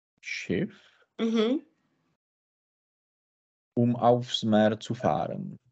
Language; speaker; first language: German; non-native, learner; Czech